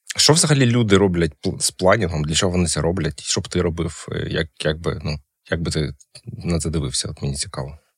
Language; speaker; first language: Ukrainian; non-native, local second language; Russian